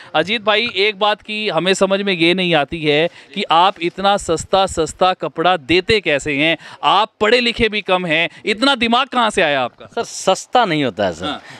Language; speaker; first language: Hindi; native; Hindi